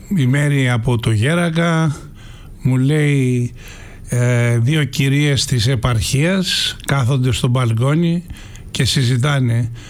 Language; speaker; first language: Greek; native; Greek